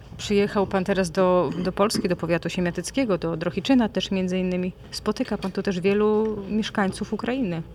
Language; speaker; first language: Polish; native; Polish